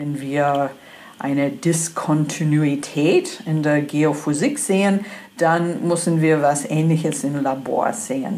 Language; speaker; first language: German; non-native, fluent; English